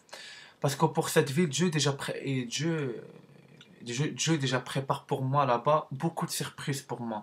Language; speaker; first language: French; non-native, learner; Arabic